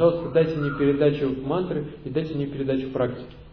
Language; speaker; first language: Russian; native; Russian